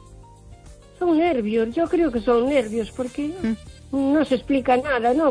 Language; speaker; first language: Spanish; native; Spanish